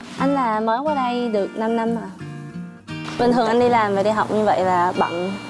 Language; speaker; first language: Vietnamese; early bilingual, other home language; English